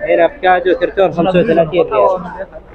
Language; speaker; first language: Arabic; non-native, learner; Bangla